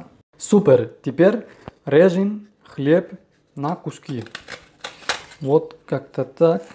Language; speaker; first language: Russian; non-native, fluent; Spanish